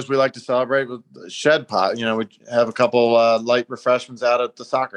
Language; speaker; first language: English; native; English